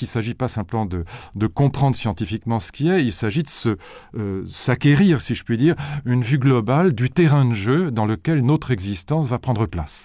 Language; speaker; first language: French; native; French